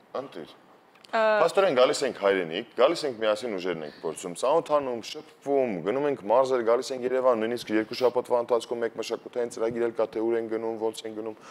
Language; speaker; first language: Armenian; native; Armenian